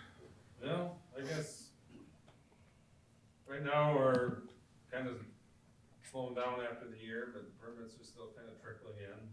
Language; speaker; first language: English; native; English